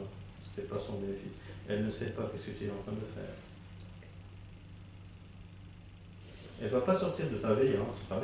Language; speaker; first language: French; non-native, local second language; Arabic